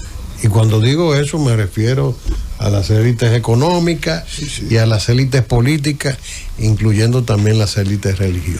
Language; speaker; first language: Spanish; native; Spanish